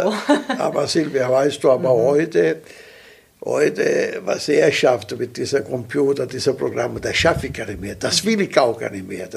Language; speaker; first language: German; non-native, local second language; Italian